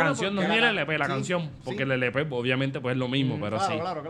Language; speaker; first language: Spanish; native; Spanish